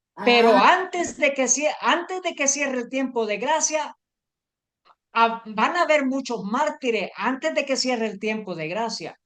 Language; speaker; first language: Spanish; native; Spanish